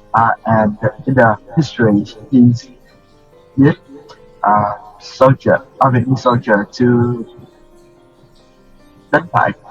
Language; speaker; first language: English; non-native, learner; Vietnamese